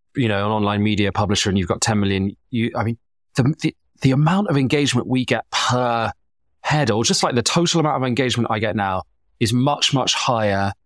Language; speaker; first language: English; native; English